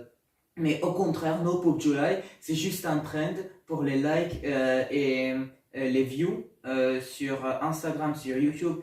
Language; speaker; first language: French; non-native, learner; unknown